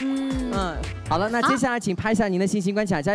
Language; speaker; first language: Chinese; native; Chinese